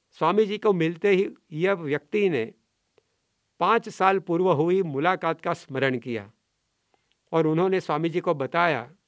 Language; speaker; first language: Hindi; non-native, local second language; Gujarati